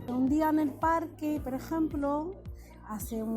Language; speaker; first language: Spanish; non-native, learner; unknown